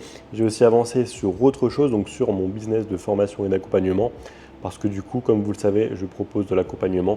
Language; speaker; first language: French; native; French